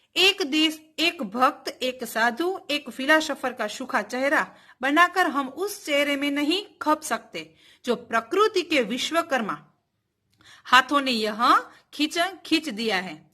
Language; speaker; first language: Hindi; non-native, local second language; Gujarati